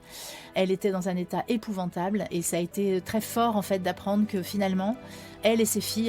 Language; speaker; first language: French; native; French